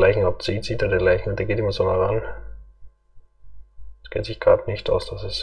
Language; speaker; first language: German; native; German